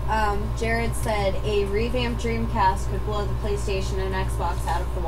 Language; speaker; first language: English; native; English